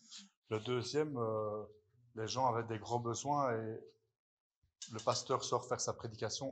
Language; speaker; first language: French; native; French